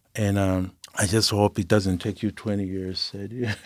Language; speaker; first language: English; non-native, local second language; Shona